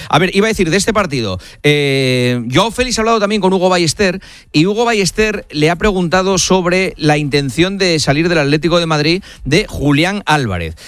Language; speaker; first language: Spanish; native; Spanish